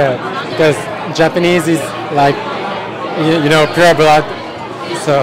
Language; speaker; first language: English; non-native, learner; Japanese